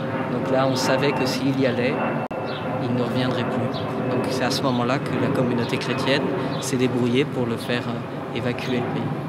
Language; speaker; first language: French; native; French